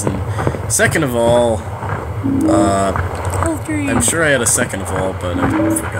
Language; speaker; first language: English; native; English